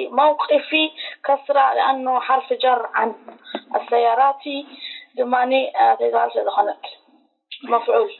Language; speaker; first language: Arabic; non-native, learner; Tigrinya